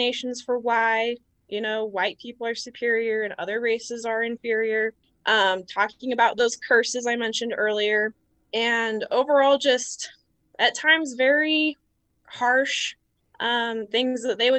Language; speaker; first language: English; native; English